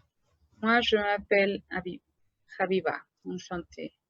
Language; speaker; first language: French; non-native, fluent; Spanish